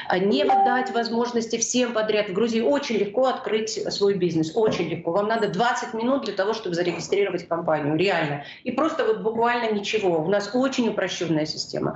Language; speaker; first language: Russian; non-native, local second language; Georgian